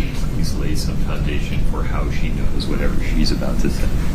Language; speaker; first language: English; native; English